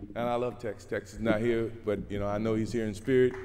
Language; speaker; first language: English; native; English